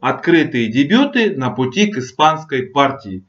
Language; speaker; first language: Russian; non-native, local second language; Kazakh